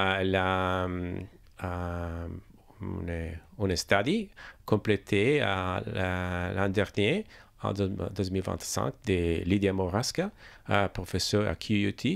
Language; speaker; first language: French; non-native, learner; English